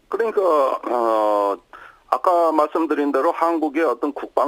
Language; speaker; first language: Korean; native; Korean